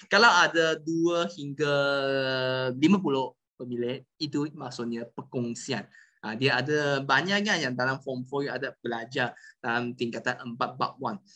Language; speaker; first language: Malay; non-native, local second language; Chinese